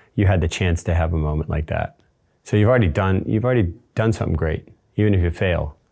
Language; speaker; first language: English; native; English